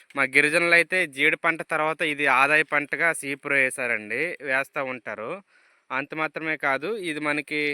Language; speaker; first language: Telugu; non-native, local second language; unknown